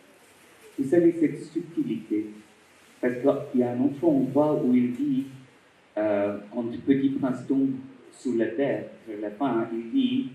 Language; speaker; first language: French; non-native, fluent; Bangla